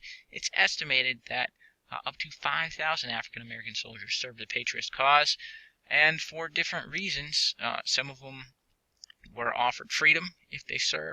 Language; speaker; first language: English; native; English